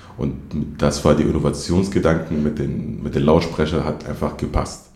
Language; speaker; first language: German; native; German